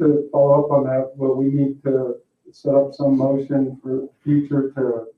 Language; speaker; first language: English; native; English